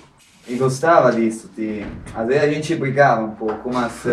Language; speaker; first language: Portuguese; non-native, fluent; Spanish